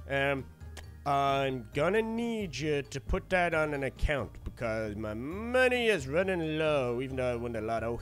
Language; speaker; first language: English; native; English